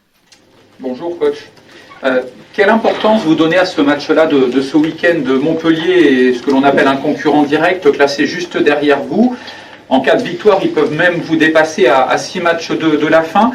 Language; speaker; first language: French; native; French